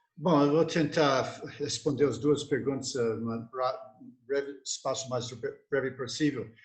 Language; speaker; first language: Portuguese; non-native, fluent; English